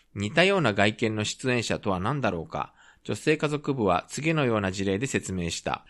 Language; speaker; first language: Japanese; native; Japanese